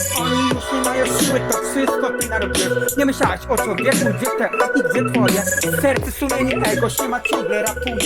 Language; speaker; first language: Polish; native; Polish